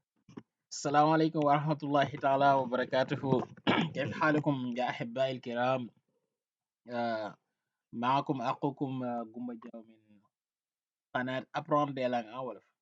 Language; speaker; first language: Arabic; non-native, fluent; Wolof